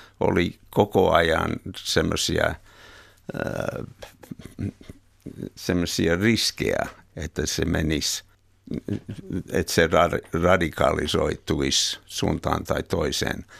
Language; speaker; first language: Finnish; non-native, fluent; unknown